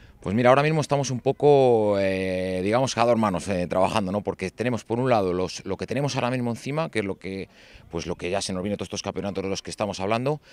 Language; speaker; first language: Spanish; native; Spanish